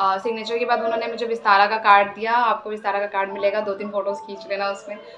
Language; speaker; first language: Hindi; non-native, local second language; Assamese